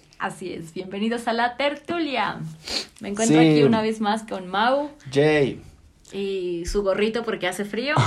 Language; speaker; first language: Spanish; native; Spanish